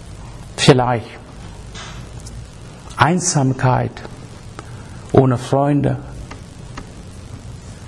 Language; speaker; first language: German; non-native, fluent; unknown